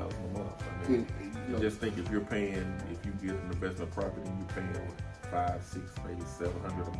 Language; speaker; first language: English; native; English